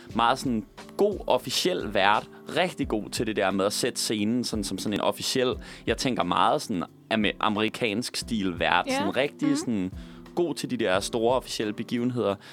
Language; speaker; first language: Danish; native; Danish